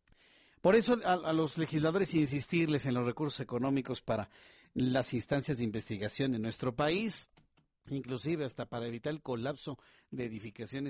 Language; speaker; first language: Spanish; native; Spanish